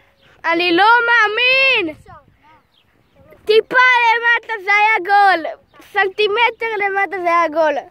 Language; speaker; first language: Hebrew; native; Hebrew